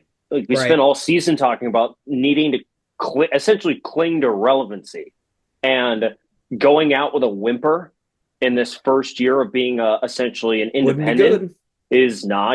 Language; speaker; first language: English; native; English